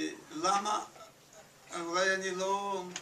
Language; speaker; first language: Hebrew; non-native, fluent; Yiddish